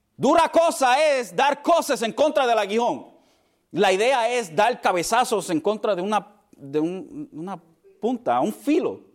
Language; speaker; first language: Spanish; early bilingual, heritage; Spanish